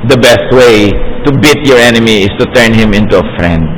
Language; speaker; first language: English; non-native, local second language; Filipino